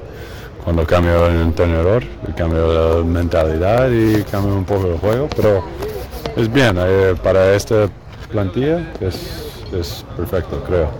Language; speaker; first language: Spanish; non-native, learner; English